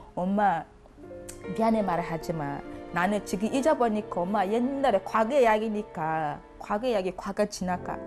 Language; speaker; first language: Korean; non-native, learner; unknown